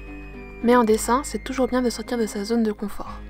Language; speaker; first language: French; native; French